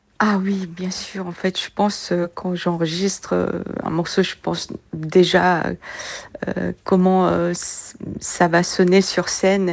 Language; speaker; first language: French; non-native, fluent; Korean